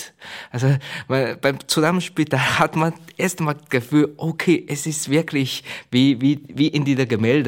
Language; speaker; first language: German; non-native, fluent; Chinese